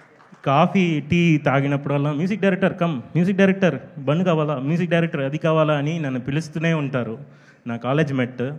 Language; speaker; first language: Telugu; non-native, fluent; Tamil